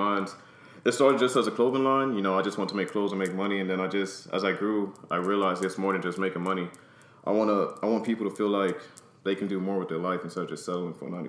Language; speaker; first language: English; native; English